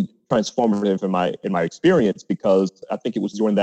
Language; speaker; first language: English; native; English